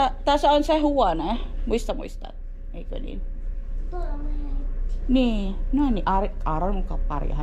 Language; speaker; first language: Finnish; non-native, learner; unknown